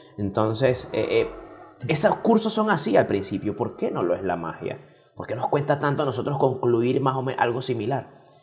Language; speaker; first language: Spanish; native; Spanish